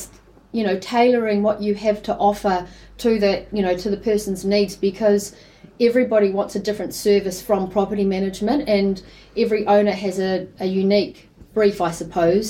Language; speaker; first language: English; native; English